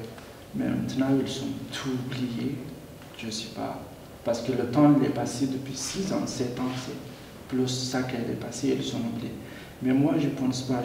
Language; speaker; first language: French; non-native, learner; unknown